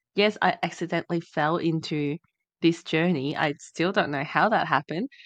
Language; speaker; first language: English; non-native, fluent; Chinese